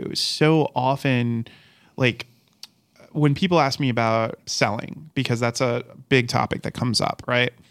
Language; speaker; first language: English; native; English